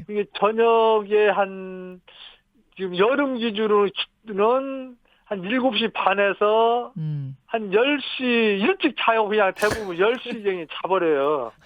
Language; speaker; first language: Korean; native; Korean